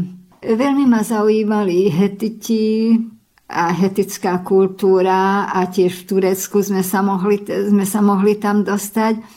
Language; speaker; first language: Slovak; early bilingual, heritage; Slovak